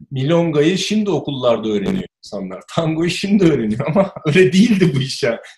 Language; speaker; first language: Turkish; early bilingual, other home language; Spanish